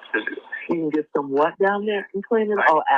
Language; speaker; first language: English; native; English